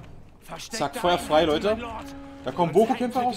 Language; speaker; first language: German; native; German